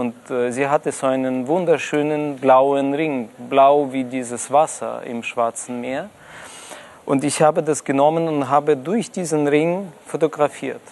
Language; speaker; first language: German; non-native, fluent; Russian